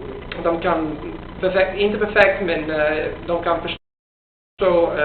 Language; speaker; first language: Swedish; non-native, fluent; Italian